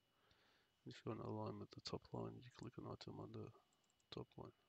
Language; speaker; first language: English; native; English